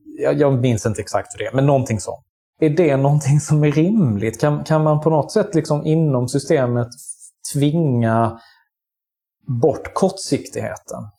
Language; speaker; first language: Swedish; native; Swedish